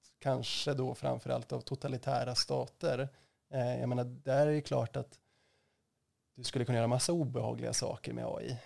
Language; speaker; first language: Swedish; native; Swedish